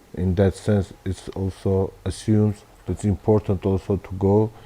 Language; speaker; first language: English; non-native, learner; Armenian